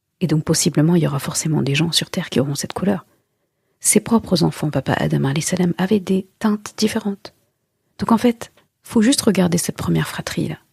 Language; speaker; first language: French; early bilingual, other home language; Wolof